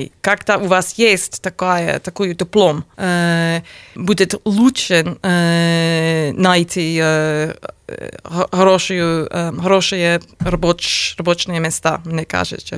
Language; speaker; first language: Russian; non-native, learner; English